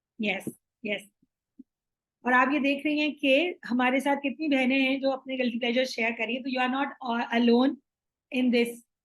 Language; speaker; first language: Urdu; native; Urdu